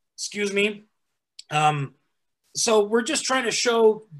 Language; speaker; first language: English; early bilingual, other home language; Spanish